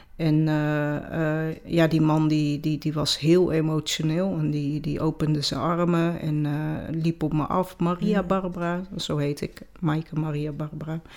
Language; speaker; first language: Dutch; native; Dutch